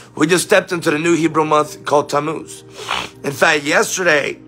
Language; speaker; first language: English; native; English